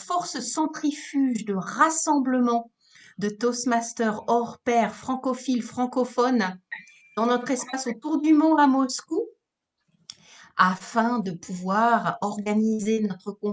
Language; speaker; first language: French; native; French